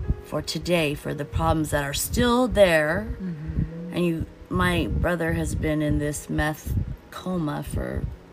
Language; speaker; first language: English; early bilingual, other home language; Portuguese